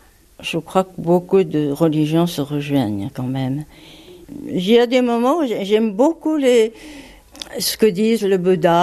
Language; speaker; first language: French; non-native, fluent; Japanese